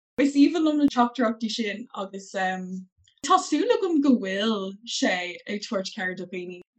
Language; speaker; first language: Irish; non-native, local second language; English